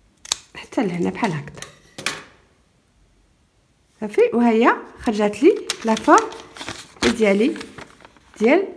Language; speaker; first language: Arabic; native; Arabic